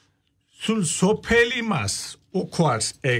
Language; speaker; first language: Georgian; non-native, learner; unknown